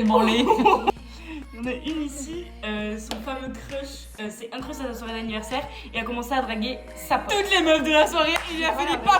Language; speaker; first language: French; native; French